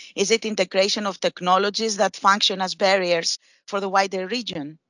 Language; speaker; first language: English; non-native, fluent; Greek